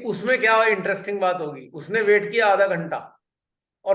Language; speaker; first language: Hindi; native; Hindi